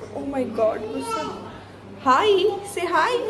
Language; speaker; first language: Hindi; native; Hindi